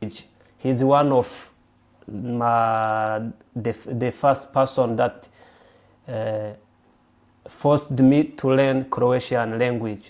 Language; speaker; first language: English; non-native, local second language; Rundi